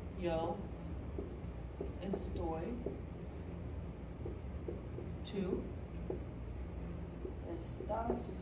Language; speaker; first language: Spanish; non-native, fluent; English